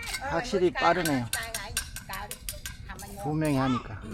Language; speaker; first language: Korean; native; Korean